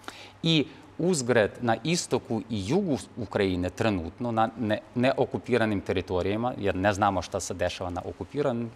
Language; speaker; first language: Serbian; non-native, fluent; Ukrainian